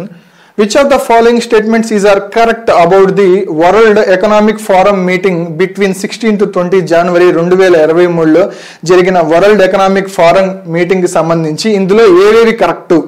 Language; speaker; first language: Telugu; native; Telugu